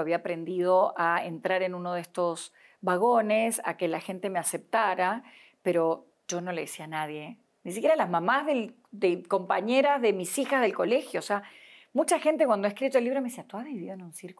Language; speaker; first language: Spanish; native; Spanish